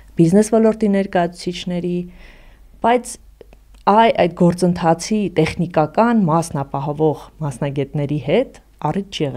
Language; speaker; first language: Armenian; native; Armenian